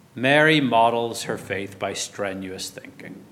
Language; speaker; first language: English; native; English